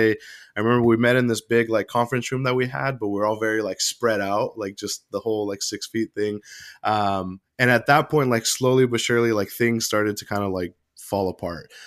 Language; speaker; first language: English; native; English